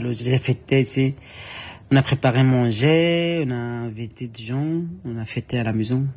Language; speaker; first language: French; non-native, learner; Arabic